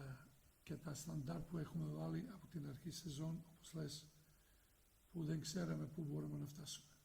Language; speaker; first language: Greek; non-native, fluent; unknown